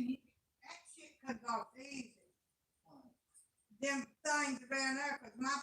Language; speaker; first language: English; native; English